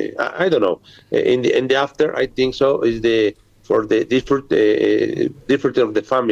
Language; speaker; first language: English; non-native, learner; Spanish